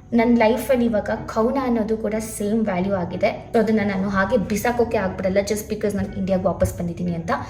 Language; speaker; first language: Kannada; non-native, local second language; Telugu